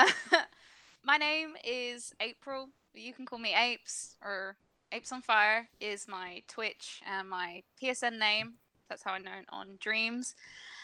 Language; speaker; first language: English; native; English